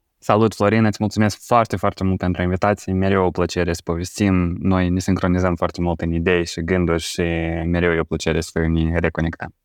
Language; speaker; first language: Romanian; native; Romanian